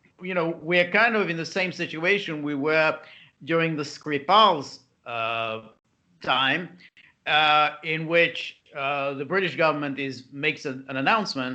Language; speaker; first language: English; native; English